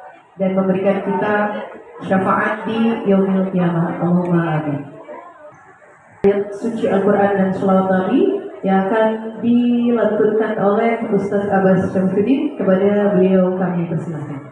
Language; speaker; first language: Indonesian; native; Indonesian